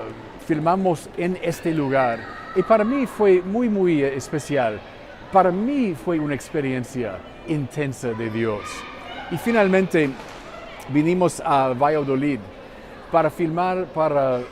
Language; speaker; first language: Spanish; non-native, fluent; English